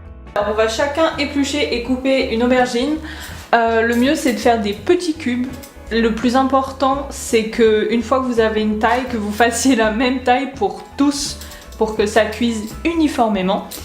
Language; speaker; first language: French; native; French